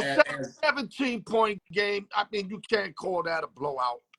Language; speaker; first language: English; native; English